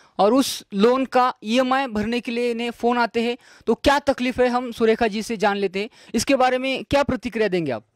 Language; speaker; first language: Hindi; non-native, local second language; Marathi